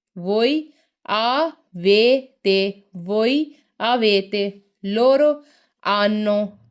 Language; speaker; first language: Italian; non-native, learner; Hindi